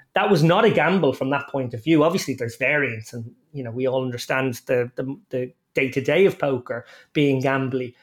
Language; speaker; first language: English; native; English